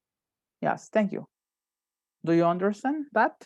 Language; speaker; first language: English; non-native, fluent; Spanish